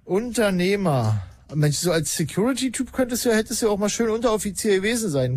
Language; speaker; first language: German; native; German